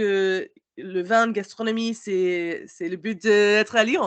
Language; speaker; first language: French; non-native, learner; English